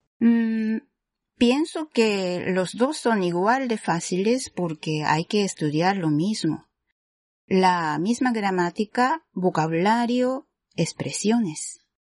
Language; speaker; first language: Spanish; non-native, fluent; Japanese